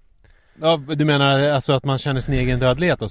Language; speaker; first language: Swedish; native; Swedish